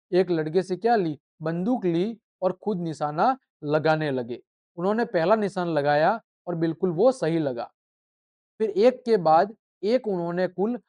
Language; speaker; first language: Hindi; native; Hindi